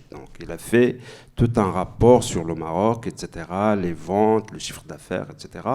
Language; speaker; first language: French; non-native, local second language; Arabic